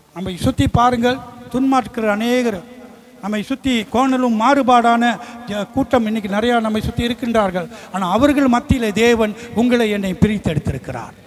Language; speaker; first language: Tamil; early bilingual, heritage; Tamil